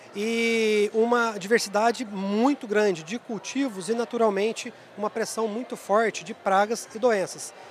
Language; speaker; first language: Portuguese; native; Portuguese